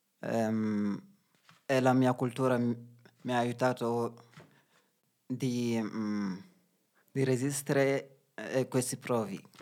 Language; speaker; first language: Italian; non-native, learner; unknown